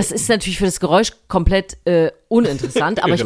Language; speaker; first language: German; native; German